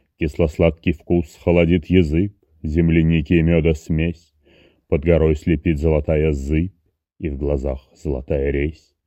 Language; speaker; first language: Russian; native; Russian